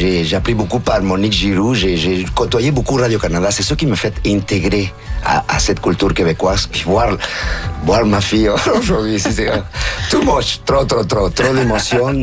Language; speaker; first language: French; non-native, fluent; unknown